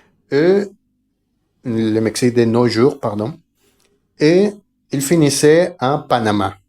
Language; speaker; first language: French; non-native, fluent; Spanish